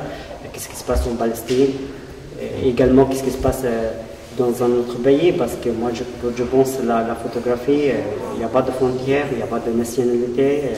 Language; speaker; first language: French; non-native, fluent; Arabic